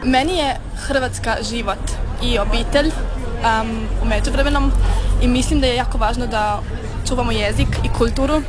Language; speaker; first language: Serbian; early bilingual, heritage; Serbian